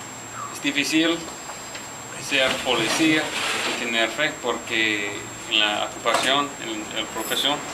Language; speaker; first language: Spanish; non-native, learner; English